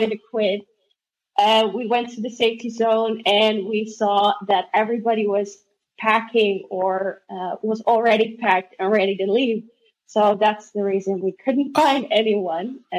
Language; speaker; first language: English; non-native, fluent; Dutch